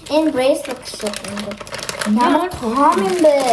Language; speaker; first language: Mongolian; early bilingual, heritage; Mongolian